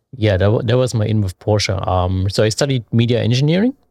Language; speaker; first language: English; non-native, fluent; German